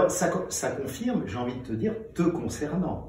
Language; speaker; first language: French; native; French